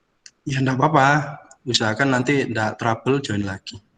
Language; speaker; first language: Indonesian; native; Indonesian